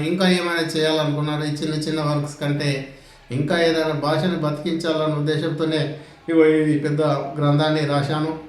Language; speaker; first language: Telugu; non-native, local second language; Gondi